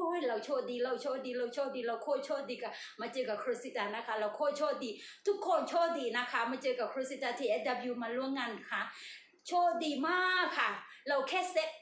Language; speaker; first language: Thai; non-native, fluent; Burmese